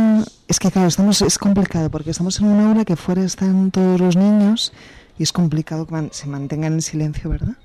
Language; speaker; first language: Spanish; native; Spanish